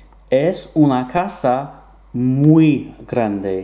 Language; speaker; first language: Spanish; non-native, fluent; English